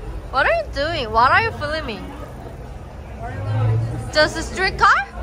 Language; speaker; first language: English; non-native, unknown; Korean